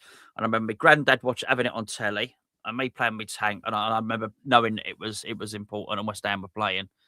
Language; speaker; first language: English; native; English